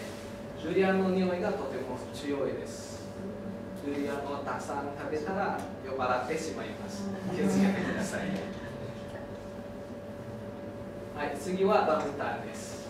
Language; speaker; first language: Japanese; non-native, learner; Indonesian